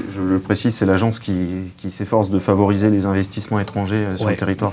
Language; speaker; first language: French; native; French